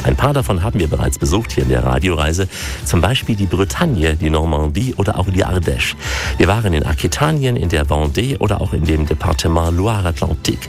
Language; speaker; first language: German; native; German